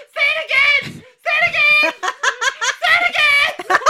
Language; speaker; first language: English; non-native, fluent; Japanese